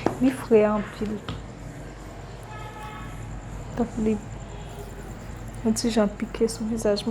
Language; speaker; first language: French; non-native, learner; Haitian Creole